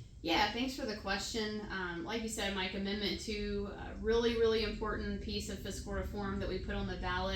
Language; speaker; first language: English; native; English